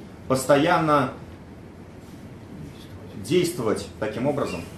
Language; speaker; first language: Russian; native; Russian